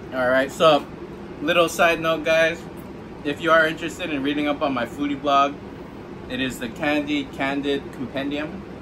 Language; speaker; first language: English; native; English